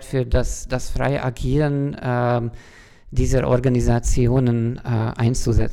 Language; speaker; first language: German; non-native, fluent; Hungarian